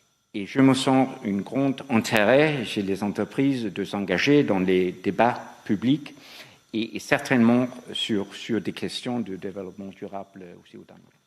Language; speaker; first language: French; non-native, fluent; Danish